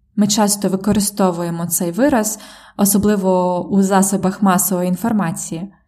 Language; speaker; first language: Ukrainian; native; Ukrainian